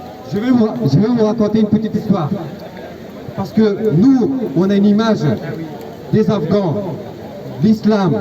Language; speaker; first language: French; non-native, fluent; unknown